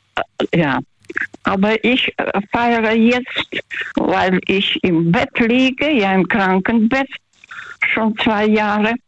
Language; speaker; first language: German; early bilingual, other home language; Russian